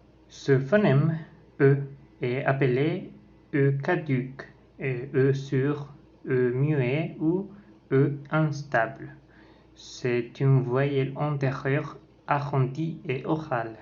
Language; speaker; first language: French; non-native, learner; Spanish